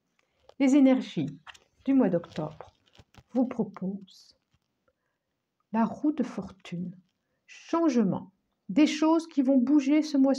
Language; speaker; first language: French; native; French